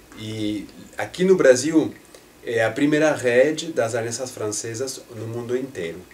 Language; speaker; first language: Portuguese; non-native, fluent; French